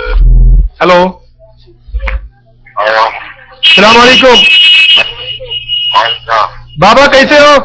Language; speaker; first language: Hindi; non-native, local second language; Malayalam